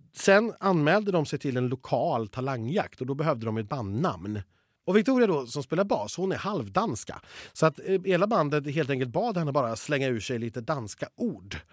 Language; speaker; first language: Swedish; native; Swedish